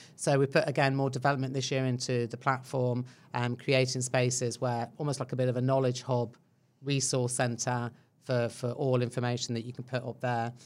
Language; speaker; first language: English; native; English